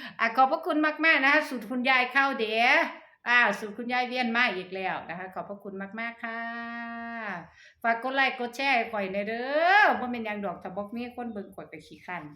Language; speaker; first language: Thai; non-native, local second language; Northeastern Thai